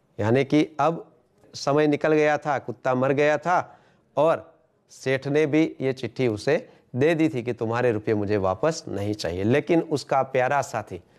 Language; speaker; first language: Hindi; non-native, local second language; Gujarati